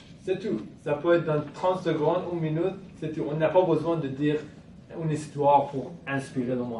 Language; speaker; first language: French; non-native, fluent; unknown